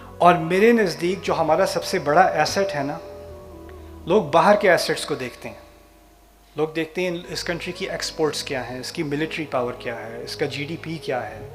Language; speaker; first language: Urdu; early bilingual, heritage; Urdu